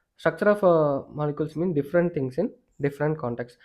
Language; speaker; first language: English; non-native, local second language; Tamil